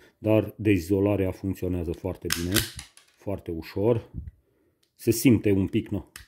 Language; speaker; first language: Romanian; non-native, local second language; Hungarian